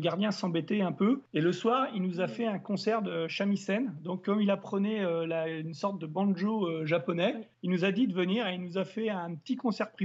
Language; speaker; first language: French; native; French